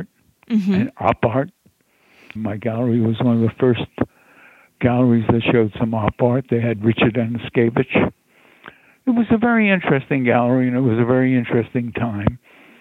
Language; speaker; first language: English; native; English